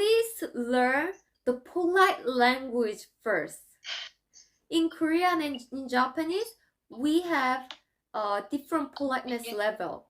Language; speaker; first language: English; non-native, fluent; Korean